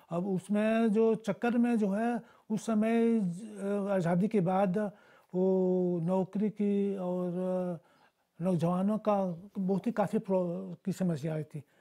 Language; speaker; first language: Hindi; early bilingual, heritage; Bhojpuri